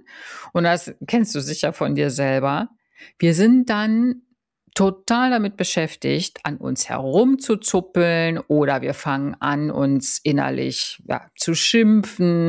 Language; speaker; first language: German; native; German